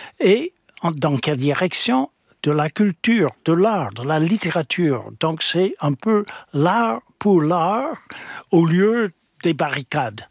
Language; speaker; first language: French; non-native, fluent; English